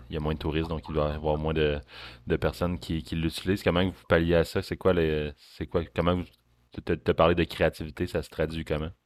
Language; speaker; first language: French; native; French